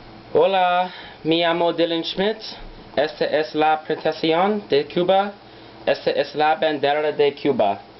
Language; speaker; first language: Spanish; non-native, learner; English